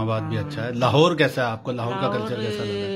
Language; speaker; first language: Urdu; native; Urdu